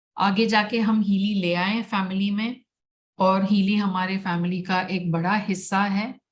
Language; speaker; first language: Hindi; non-native, local second language; Gujarati